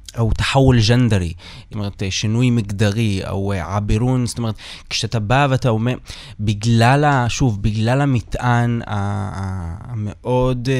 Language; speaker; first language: Hebrew; non-native, local second language; Arabic